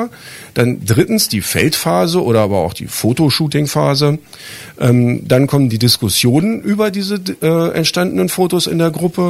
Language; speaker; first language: German; native; German